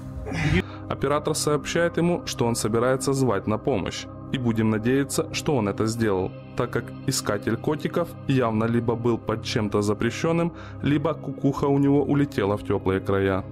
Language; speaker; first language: Russian; native; Russian